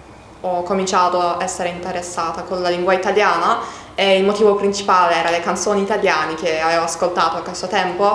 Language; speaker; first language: Italian; non-native, learner; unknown